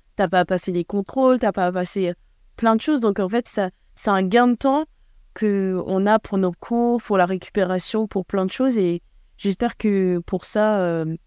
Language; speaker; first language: French; native; French